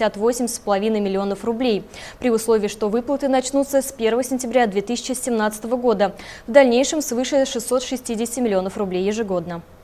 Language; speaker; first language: Russian; native; Russian